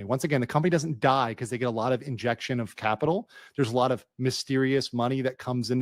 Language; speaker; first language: English; native; English